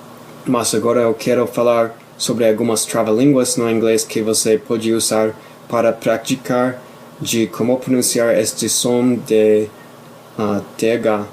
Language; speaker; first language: Portuguese; non-native, fluent; English